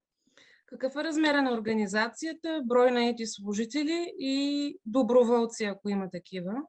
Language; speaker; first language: Bulgarian; native; Bulgarian